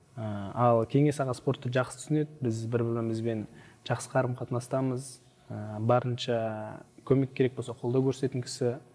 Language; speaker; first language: Kazakh; non-native, local second language; Uzbek